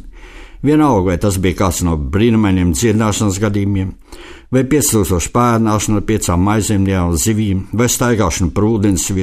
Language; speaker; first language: Latvian; native; Latvian